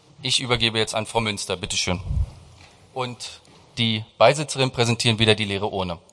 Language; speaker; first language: German; native; German